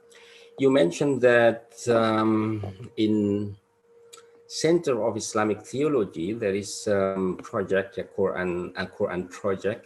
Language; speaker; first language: English; non-native, fluent; Indonesian